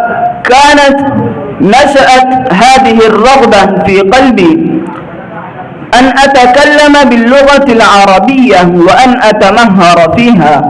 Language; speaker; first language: Arabic; non-native, learner; Urdu